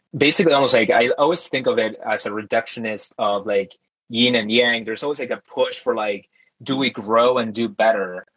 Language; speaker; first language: English; early bilingual, other home language; Spanish